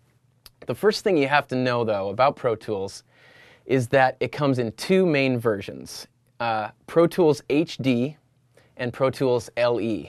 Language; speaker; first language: English; native; English